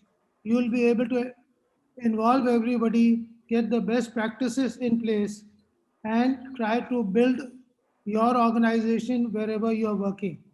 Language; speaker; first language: English; non-native, local second language; Hindi